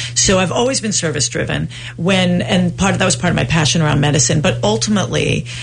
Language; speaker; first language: English; native; English